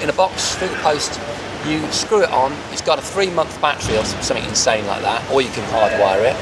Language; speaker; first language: English; native; English